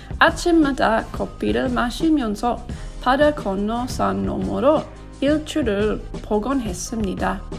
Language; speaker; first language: Korean; non-native, learner; English